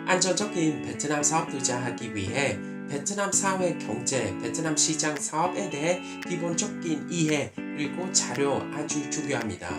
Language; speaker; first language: Korean; non-native, fluent; Vietnamese